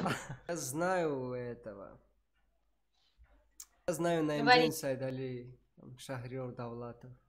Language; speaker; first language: Russian; non-native, local second language; Tajik